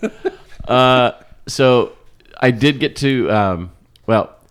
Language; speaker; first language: English; native; English